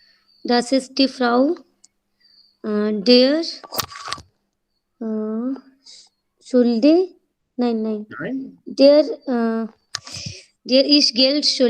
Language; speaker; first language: German; non-native, learner; Hindi